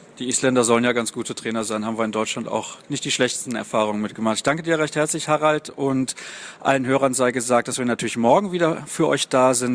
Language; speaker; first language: German; native; German